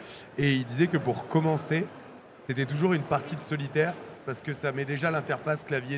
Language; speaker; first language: French; native; French